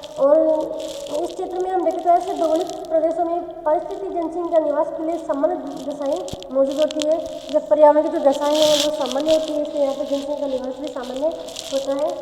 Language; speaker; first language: Hindi; native; Hindi